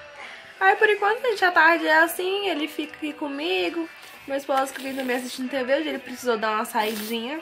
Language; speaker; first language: Portuguese; native; Portuguese